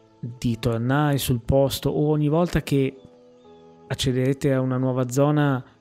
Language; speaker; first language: Italian; native; Italian